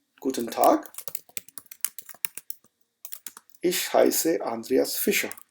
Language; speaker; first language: German; non-native, fluent; Urdu